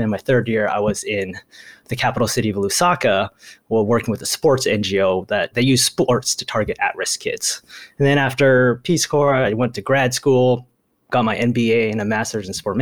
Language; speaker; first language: English; early bilingual, other home language; Japanese